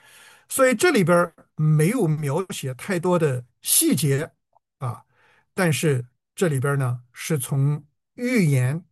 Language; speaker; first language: Chinese; native; Chinese